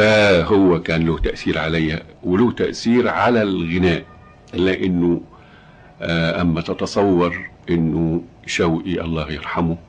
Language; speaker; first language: Arabic; native; Arabic